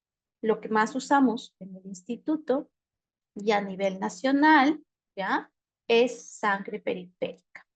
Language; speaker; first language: Spanish; native; Spanish